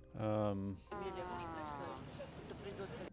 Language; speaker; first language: Russian; native; Russian